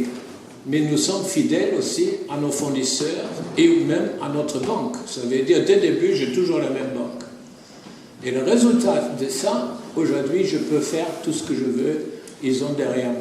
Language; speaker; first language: French; non-native, fluent; German